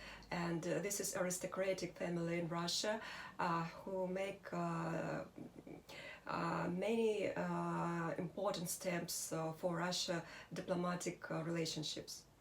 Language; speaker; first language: English; non-native, learner; Russian